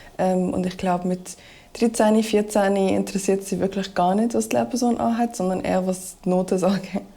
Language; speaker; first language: German; early bilingual, other home language; Arabic